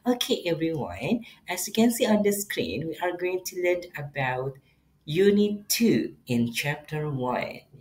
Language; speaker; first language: English; non-native, fluent; Indonesian